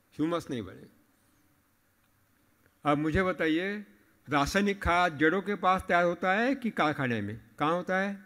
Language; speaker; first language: Hindi; non-native, local second language; Marathi